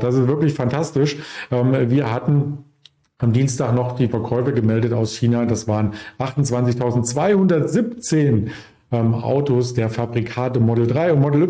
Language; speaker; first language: German; native; German